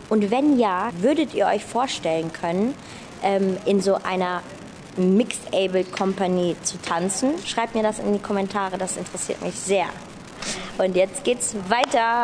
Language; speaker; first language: German; native; German